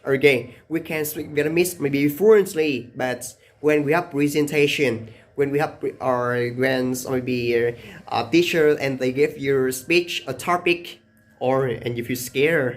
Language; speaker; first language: English; non-native, learner; Vietnamese